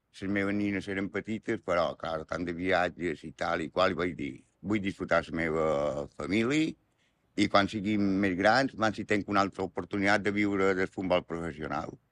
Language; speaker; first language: Catalan; native; Catalan